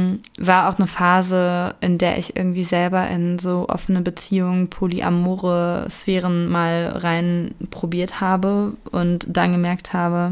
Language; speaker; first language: German; native; German